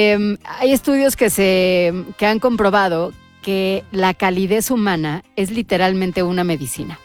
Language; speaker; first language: Spanish; native; Spanish